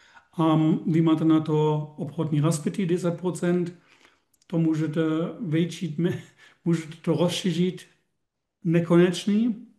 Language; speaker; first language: Czech; non-native, learner; German